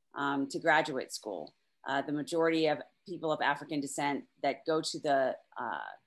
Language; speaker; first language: English; native; English